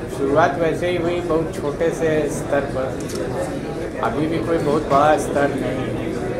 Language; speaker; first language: Hindi; native; Hindi